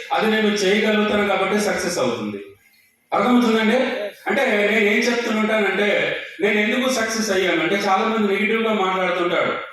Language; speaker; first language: Telugu; non-native, local second language; Odia